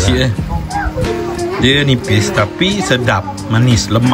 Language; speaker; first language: Malay; native; Malay